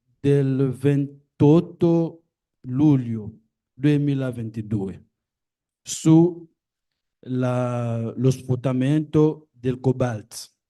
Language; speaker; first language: Italian; non-native, learner; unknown